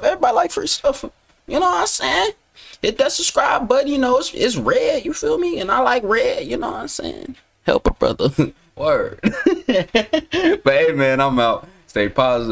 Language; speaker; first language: English; native; English